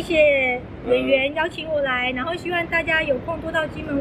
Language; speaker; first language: Chinese; native; Chinese